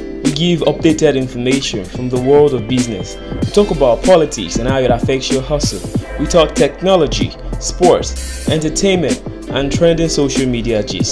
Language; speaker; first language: English; non-native, local second language; Yoruba